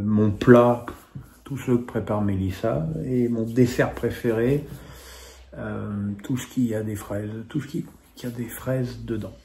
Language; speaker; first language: French; native; French